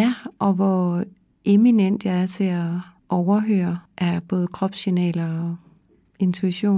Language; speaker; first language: Danish; native; Danish